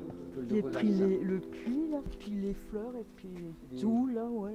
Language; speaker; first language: French; native; French